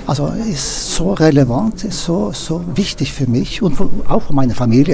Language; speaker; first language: German; non-native, learner; Norwegian